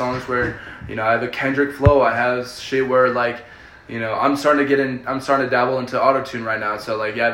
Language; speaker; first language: English; early bilingual, other home language; Spanish